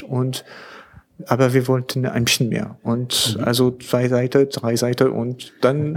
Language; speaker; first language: German; non-native, learner; French